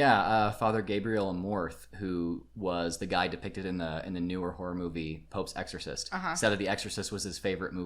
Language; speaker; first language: English; native; English